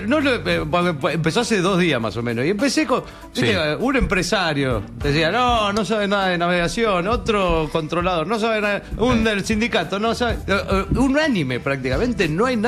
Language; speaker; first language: Spanish; native; Spanish